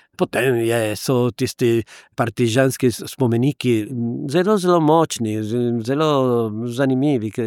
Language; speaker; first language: Slovenian; non-native, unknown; Italian